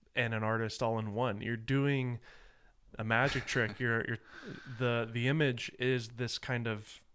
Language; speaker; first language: English; native; English